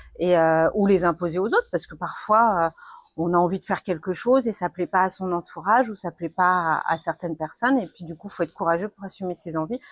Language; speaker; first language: French; early bilingual, other home language; Spanish